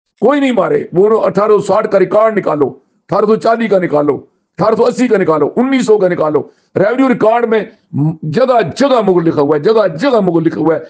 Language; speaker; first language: Urdu; non-native, local second language; Punjabi